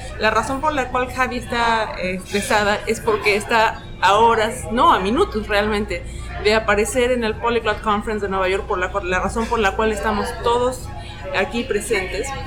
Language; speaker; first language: Spanish; native; Spanish